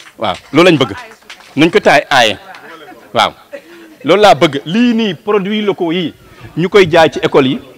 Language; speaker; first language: Wolof; non-native, local second language; Serer